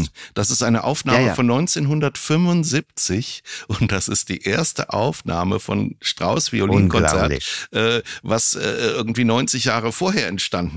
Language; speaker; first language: German; native; German